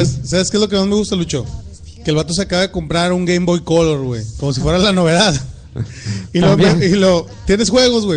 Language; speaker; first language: Spanish; native; Spanish